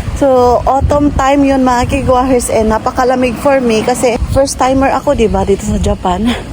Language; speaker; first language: Filipino; non-native, local second language; Cebuano